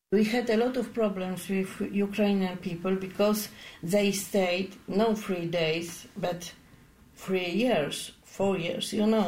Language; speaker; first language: English; non-native, learner; Polish